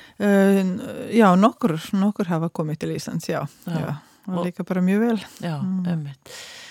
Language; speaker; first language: Icelandic; non-native, fluent; Croatian